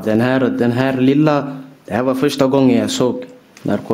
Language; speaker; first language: Swedish; early bilingual, other home language; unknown